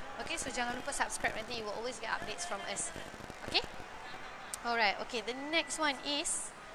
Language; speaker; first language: English; non-native, local second language; Malay